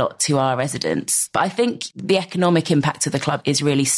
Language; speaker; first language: English; native; English